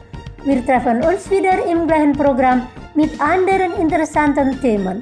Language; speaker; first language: German; non-native, fluent; Indonesian